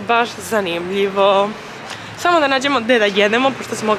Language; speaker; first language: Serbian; early bilingual, heritage; Serbian